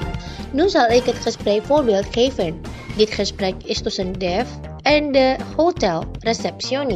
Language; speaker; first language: Dutch; non-native, learner; Indonesian